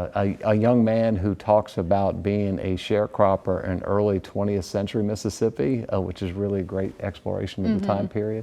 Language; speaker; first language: English; native; English